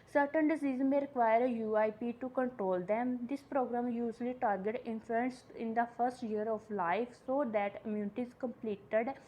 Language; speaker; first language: English; non-native, local second language; Punjabi